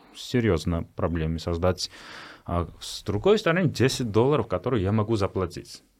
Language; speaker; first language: Russian; non-native, fluent; Georgian